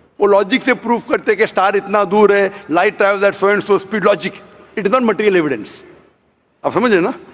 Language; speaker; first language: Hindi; non-native, local second language; Konkani